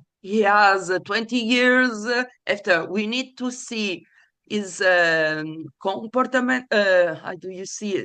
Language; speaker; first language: English; non-native, fluent; Portuguese